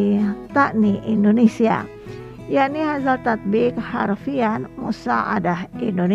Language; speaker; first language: Arabic; non-native, fluent; Indonesian